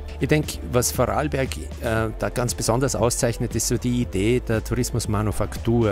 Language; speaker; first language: German; native; German